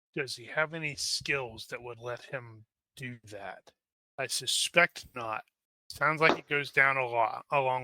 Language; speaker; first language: English; native; English